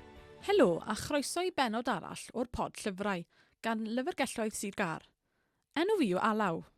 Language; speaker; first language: Welsh; native; Welsh